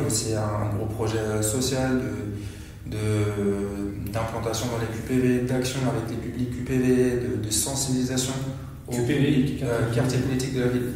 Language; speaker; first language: French; native; French